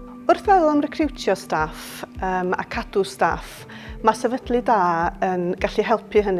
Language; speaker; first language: Welsh; native; Welsh